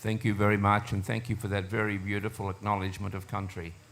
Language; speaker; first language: English; native; English